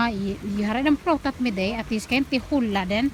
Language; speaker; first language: Swedish; non-native, fluent; Filipino